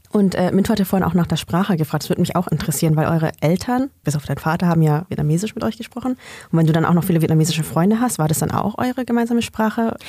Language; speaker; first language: German; early bilingual, other home language; Vietnamese